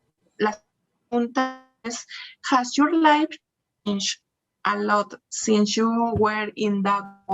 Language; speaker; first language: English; non-native, learner; Spanish